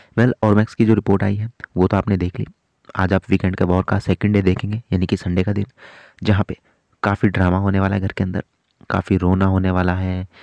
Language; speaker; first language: Hindi; native; Hindi